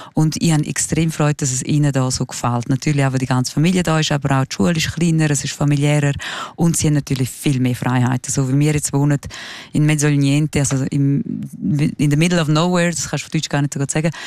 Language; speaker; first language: German; non-native, local second language; Romansh